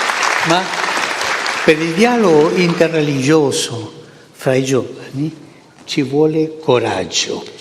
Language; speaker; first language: Italian; non-native, fluent; Spanish